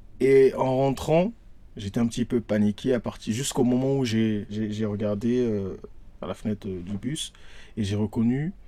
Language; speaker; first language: French; non-native, local second language; Lingala